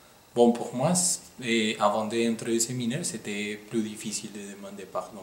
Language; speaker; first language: French; non-native, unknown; Spanish